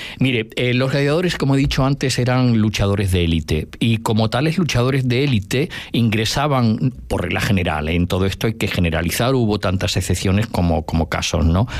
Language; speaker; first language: Spanish; native; Spanish